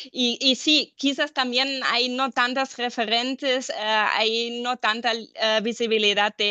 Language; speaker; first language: Spanish; non-native, fluent; German